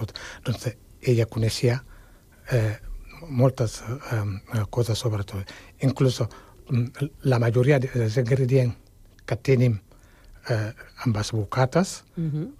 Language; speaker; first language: Catalan; non-native, fluent; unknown